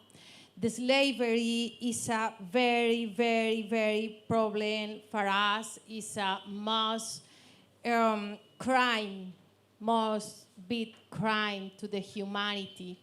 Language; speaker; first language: English; non-native, learner; Spanish